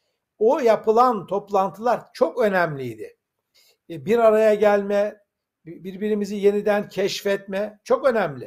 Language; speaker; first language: Turkish; native; Turkish